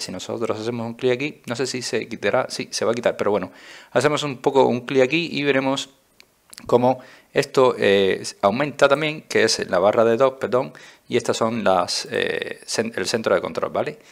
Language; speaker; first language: Spanish; native; Spanish